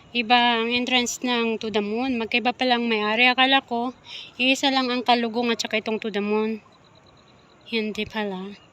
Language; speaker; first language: Filipino; non-native, local second language; Iloko